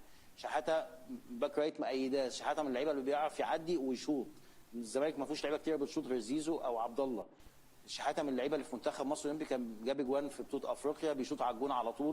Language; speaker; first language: Arabic; native; Arabic